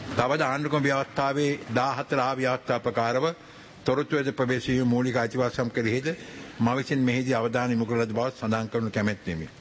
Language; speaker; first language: Sinhala; native; Sinhala